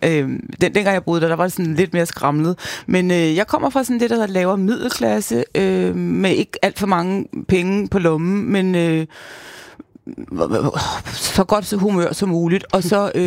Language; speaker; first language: Danish; native; Danish